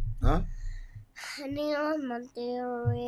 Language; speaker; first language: Spanish; early bilingual, heritage; Spanish